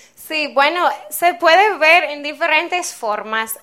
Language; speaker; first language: Spanish; non-native, fluent; English